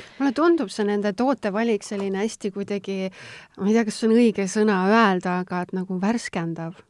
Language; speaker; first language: Estonian; native; Estonian